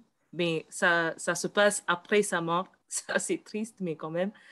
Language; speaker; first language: French; non-native, learner; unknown